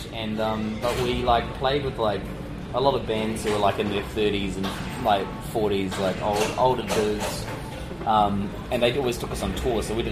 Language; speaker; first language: English; native; English